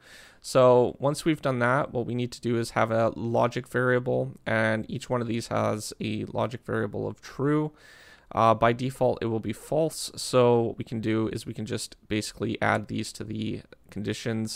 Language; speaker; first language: English; native; English